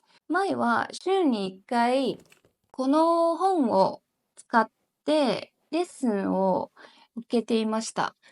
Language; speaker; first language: Japanese; non-native, learner; Chinese